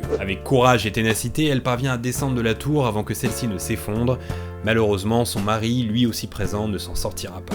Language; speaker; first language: French; native; French